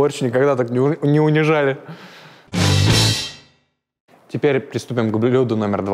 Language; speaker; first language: Russian; native; Russian